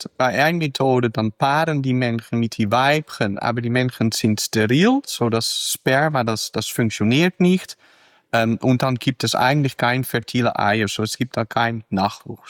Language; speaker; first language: German; non-native, fluent; Dutch